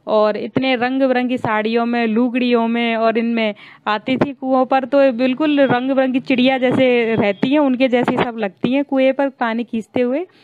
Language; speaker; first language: Hindi; native; Hindi